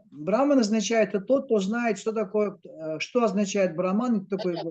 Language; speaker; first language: Russian; native; Russian